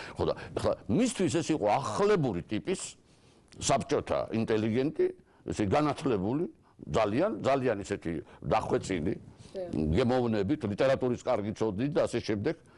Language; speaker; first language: Georgian; native; Georgian